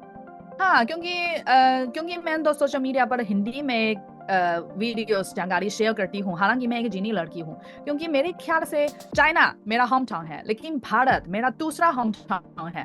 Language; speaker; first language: Hindi; non-native, fluent; Chinese